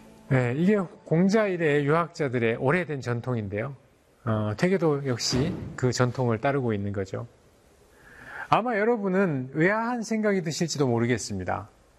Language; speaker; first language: Korean; native; Korean